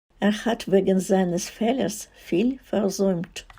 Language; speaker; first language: German; non-native, fluent; Ukrainian